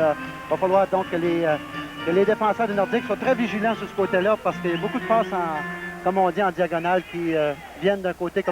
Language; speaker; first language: French; native; French